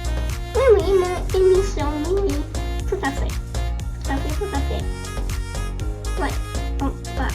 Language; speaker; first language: French; native; French